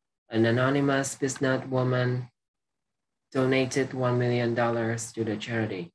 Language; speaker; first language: English; non-native, fluent; Vietnamese